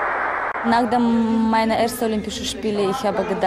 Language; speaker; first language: German; non-native, learner; Russian